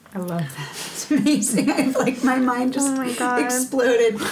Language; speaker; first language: English; native; English